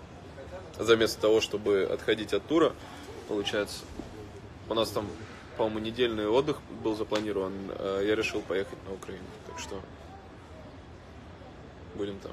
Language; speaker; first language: Russian; native; Russian